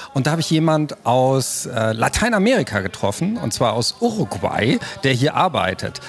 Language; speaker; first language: German; native; German